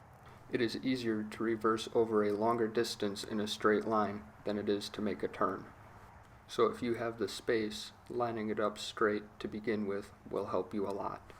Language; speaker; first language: English; native; English